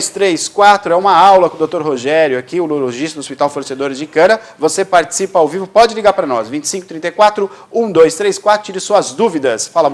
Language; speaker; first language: Portuguese; native; Portuguese